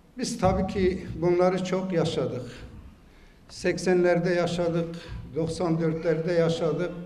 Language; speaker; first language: Turkish; non-native, local second language; Kurdish